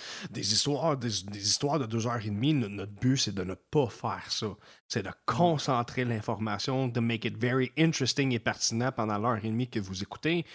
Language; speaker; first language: French; native; French